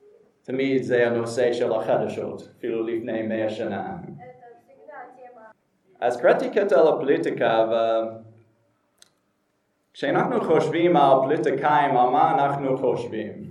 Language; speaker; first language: Hebrew; non-native, fluent; English